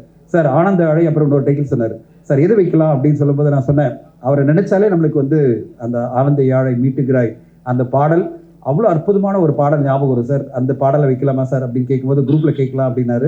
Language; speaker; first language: Tamil; native; Tamil